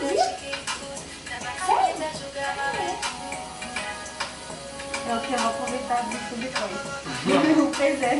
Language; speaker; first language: Portuguese; non-native, fluent; French